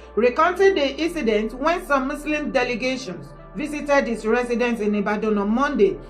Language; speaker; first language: English; non-native, local second language; Yoruba